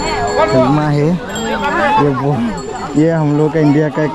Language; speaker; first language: Hindi; non-native, local second language; Assamese